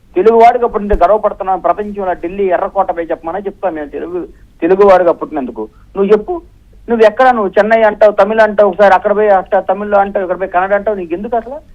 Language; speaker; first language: Telugu; native; Telugu